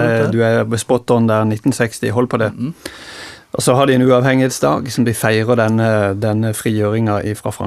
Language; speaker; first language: Norwegian; native; Norwegian